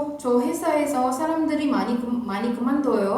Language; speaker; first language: Korean; non-native, fluent; Indonesian